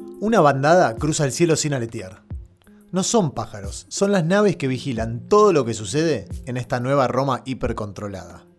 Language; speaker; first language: Spanish; native; Spanish